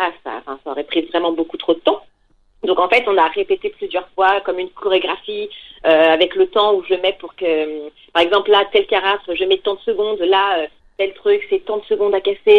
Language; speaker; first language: French; native; French